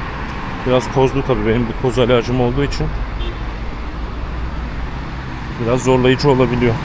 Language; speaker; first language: Turkish; native; Turkish